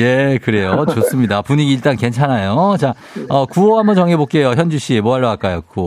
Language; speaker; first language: Korean; native; Korean